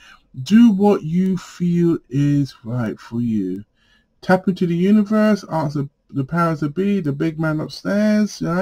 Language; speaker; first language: English; native; English